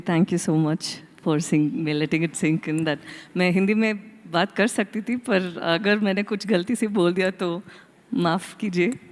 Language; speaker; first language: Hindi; non-native, local second language; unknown